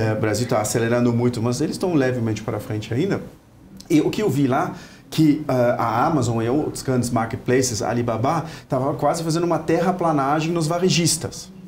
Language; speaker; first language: Portuguese; non-native, fluent; German